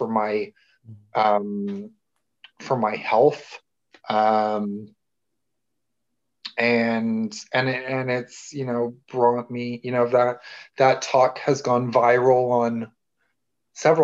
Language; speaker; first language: English; native; English